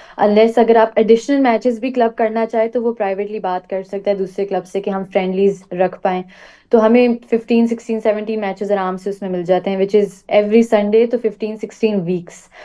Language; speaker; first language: Urdu; native; Urdu